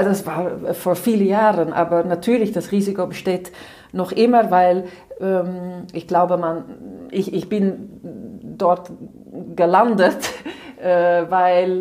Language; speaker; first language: German; non-native, fluent; Dutch